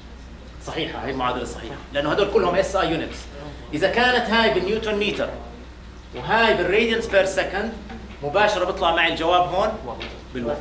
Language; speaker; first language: Arabic; native; Arabic